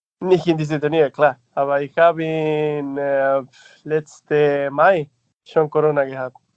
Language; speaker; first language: German; non-native, learner; Spanish